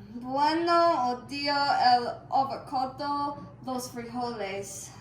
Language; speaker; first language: Spanish; non-native, learner; English